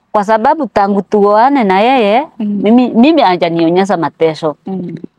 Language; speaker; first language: Swahili; non-native, local second language; Kikuyu